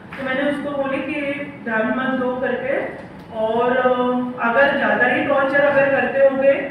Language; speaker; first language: Hindi; non-native, local second language; Marathi